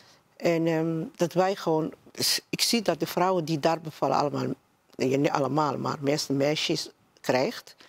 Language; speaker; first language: Dutch; non-native, learner; Somali